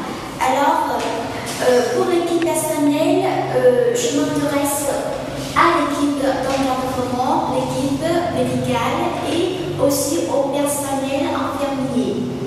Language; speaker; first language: French; non-native, fluent; Vietnamese